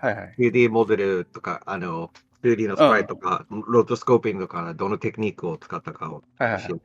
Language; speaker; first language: Japanese; non-native, fluent; English